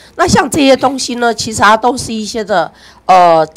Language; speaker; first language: Chinese; native; Chinese